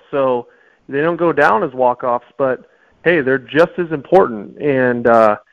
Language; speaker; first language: English; native; English